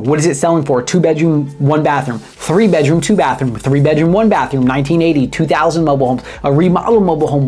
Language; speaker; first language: English; native; English